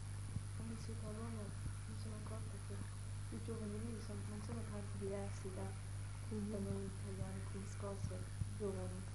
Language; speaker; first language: Italian; early bilingual, heritage; Italian